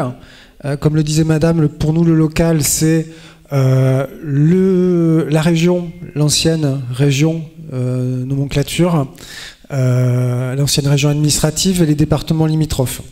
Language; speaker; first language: French; native; French